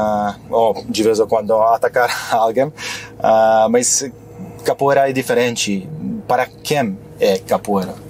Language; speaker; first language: Portuguese; non-native, fluent; Polish